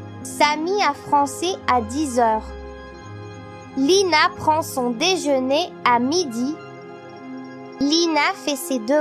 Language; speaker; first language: French; non-native, local second language; Arabic